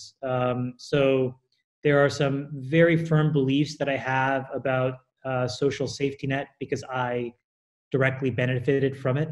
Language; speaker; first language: English; native; English